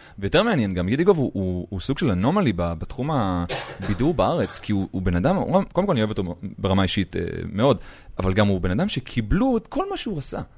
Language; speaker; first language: Hebrew; native; Hebrew